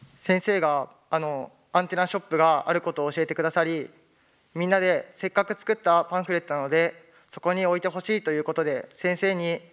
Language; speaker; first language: Japanese; native; Japanese